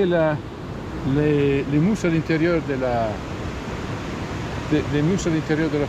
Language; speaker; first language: French; non-native, learner; Italian